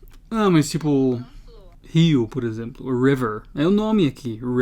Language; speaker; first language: Portuguese; non-native, fluent; English